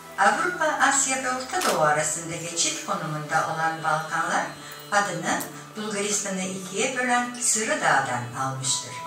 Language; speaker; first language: Turkish; native; Turkish